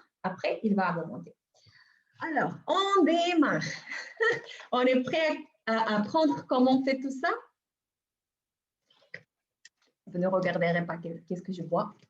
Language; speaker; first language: French; non-native, fluent; Bulgarian